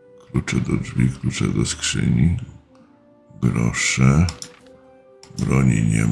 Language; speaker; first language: Polish; native; Polish